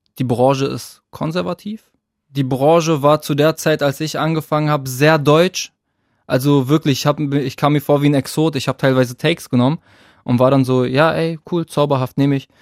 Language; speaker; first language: German; early bilingual, other home language; Arabic